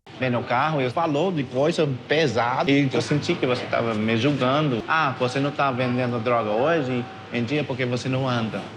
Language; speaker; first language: Portuguese; non-native, learner; English